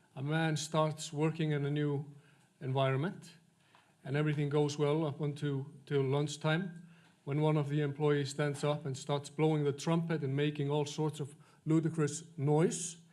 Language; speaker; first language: English; non-native, fluent; Icelandic